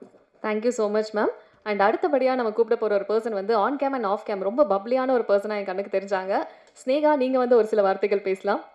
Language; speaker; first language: Tamil; native; Tamil